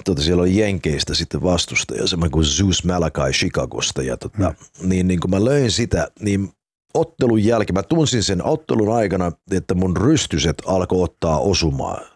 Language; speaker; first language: Finnish; early bilingual, heritage; English